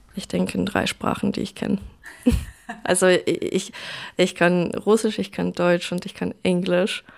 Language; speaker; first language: German; non-native, fluent; Russian